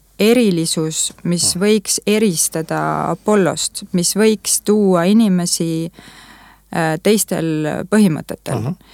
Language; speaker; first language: Estonian; native; Estonian